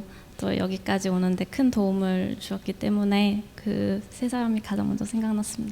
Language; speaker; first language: Korean; native; Korean